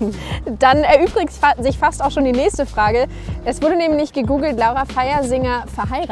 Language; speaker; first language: German; native; German